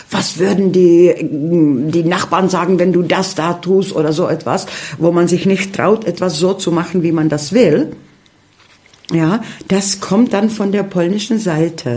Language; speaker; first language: German; early bilingual, heritage; German